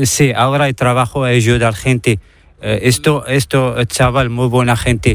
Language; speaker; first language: Spanish; non-native, learner; Arabic